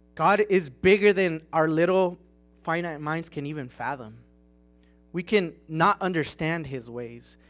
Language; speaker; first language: English; non-native, fluent; Spanish